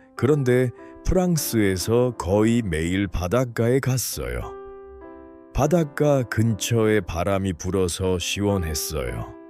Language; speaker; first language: Korean; non-native, learner; Uzbek